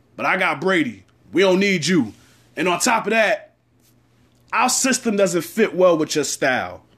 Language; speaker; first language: English; native; English